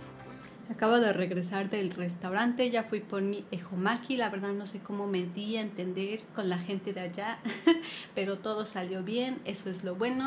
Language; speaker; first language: Spanish; native; Spanish